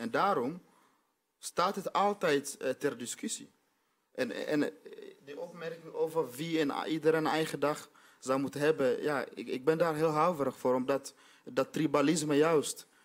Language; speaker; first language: Dutch; non-native, fluent; Swahili